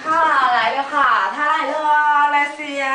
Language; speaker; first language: Chinese; non-native, learner; Thai